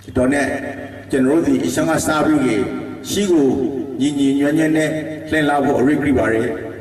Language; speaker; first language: Burmese; native; Burmese